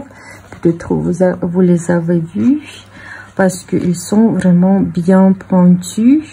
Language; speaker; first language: French; non-native, fluent; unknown